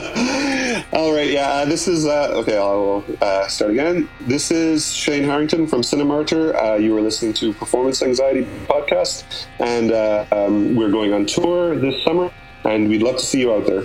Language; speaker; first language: English; native; English